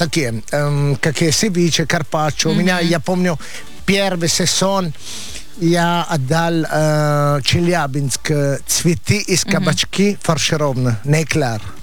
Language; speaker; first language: Russian; non-native, fluent; Italian